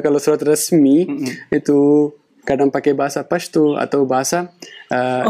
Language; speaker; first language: Indonesian; non-native, fluent; Pashto